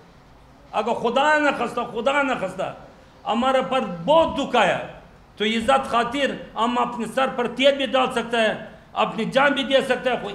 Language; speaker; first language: Urdu; non-native, learner; Pashto